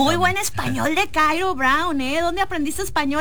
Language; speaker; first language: Spanish; native; Spanish